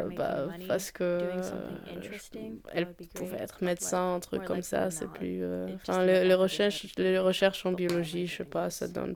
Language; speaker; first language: French; non-native, fluent; Polish